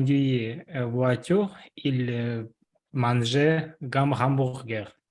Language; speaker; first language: French; non-native, learner; Russian